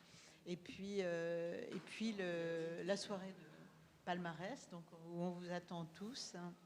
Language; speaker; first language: French; native; French